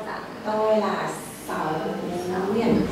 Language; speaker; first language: Vietnamese; non-native, learner; Thai